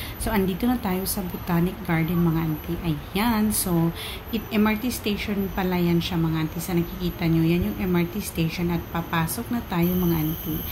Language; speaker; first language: Filipino; non-native, local second language; Cebuano